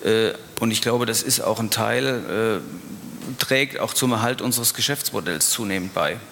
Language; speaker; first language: German; native; German